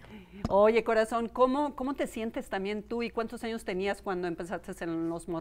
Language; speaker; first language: Spanish; native; Spanish